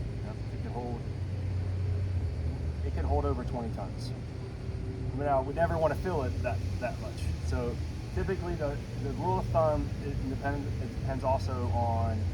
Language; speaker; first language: English; native; English